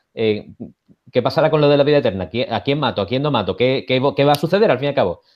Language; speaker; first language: Spanish; native; Spanish